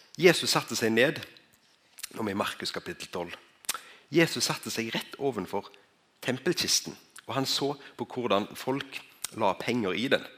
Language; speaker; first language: Norwegian; native; Norwegian